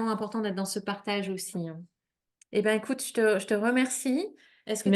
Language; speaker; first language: French; native; French